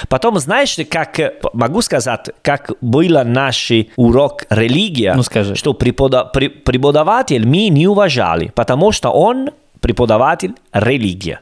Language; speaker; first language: Russian; non-native, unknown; Italian